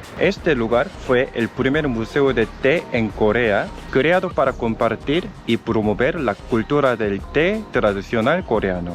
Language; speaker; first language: Spanish; non-native, fluent; Korean